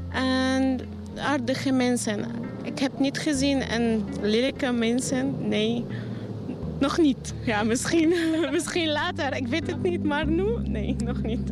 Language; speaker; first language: Dutch; non-native, learner; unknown